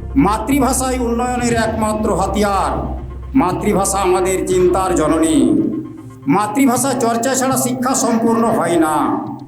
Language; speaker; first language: Bangla; non-native, local second language; Santali